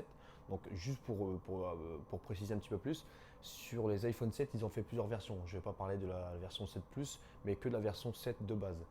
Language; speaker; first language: French; native; French